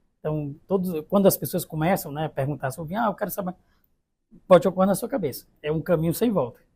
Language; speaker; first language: Portuguese; native; Portuguese